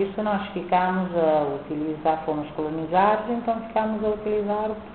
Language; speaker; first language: Portuguese; non-native, local second language; Kabuverdianu